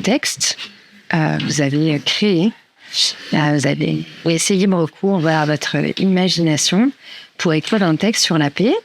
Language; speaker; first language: French; native; French